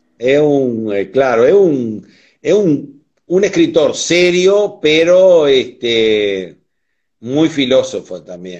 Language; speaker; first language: Portuguese; non-native, learner; Spanish